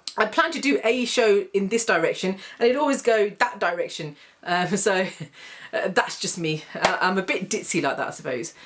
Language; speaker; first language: English; native; English